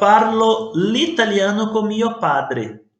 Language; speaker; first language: Italian; non-native, fluent; Portuguese